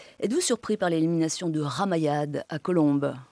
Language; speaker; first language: French; native; French